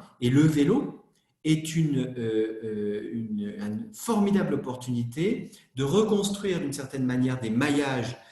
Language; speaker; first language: French; native; French